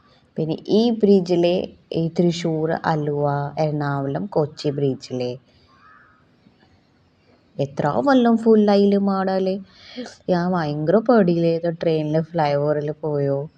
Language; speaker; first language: Malayalam; non-native, learner; Hindi